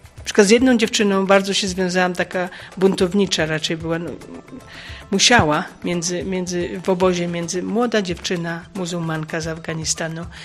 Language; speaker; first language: Polish; native; Polish